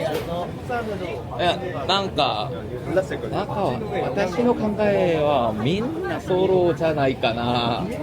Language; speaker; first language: Japanese; non-native, learner; Korean